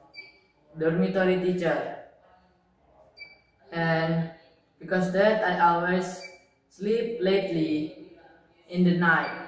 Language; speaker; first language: English; non-native, learner; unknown